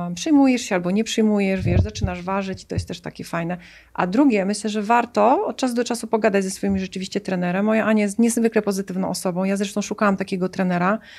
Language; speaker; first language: Polish; native; Polish